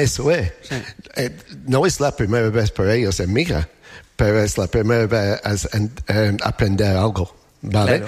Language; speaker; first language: Spanish; non-native, learner; English